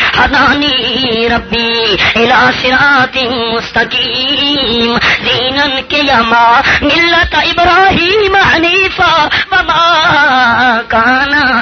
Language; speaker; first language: Urdu; non-native, local second language; Pashto